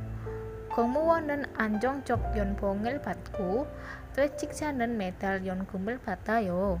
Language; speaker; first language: Korean; non-native, learner; Indonesian